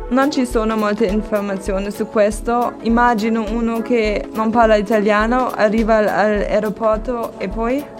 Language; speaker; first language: Italian; non-native, learner; German